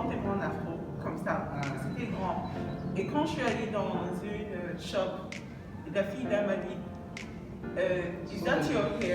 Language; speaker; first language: French; non-native, local second language; Kinyarwanda